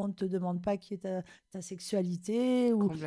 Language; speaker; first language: French; native; French